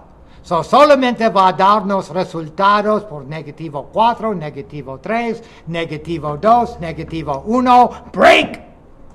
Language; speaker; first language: Spanish; non-native, fluent; English